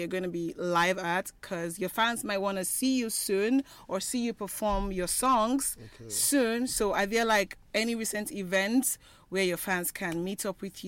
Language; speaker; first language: English; non-native, local second language; Igbo